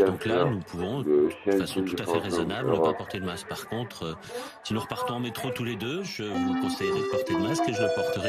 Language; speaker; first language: French; native; French